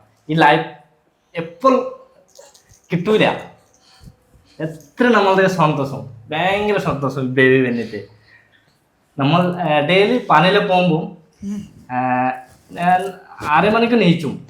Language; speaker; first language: Malayalam; non-native, learner; Hindi